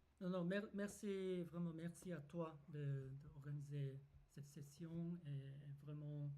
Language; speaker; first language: French; non-native, fluent; Japanese